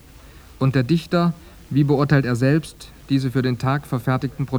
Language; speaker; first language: German; native; German